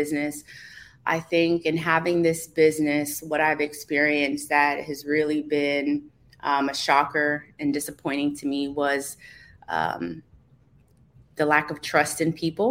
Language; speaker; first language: English; native; English